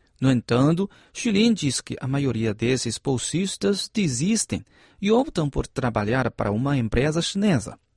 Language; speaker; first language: Portuguese; non-native, fluent; Chinese